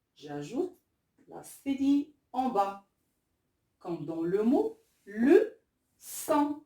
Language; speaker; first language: French; non-native, local second language; Arabic